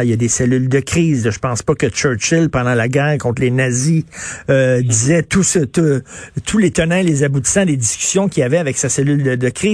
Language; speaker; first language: French; native; French